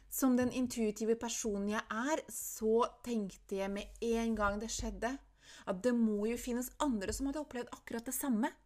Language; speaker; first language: Norwegian; non-native, fluent; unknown